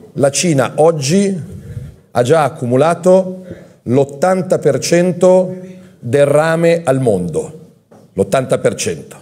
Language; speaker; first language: Italian; native; Italian